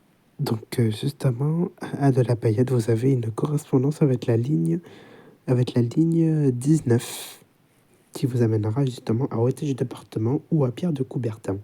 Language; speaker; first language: French; native; French